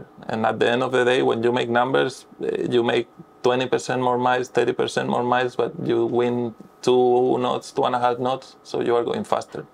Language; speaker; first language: English; non-native, fluent; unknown